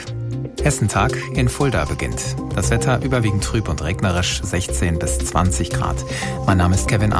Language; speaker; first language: German; native; German